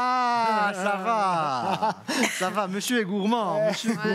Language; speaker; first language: French; native; French